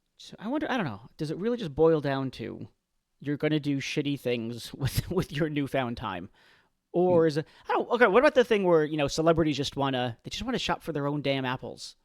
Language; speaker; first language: English; native; English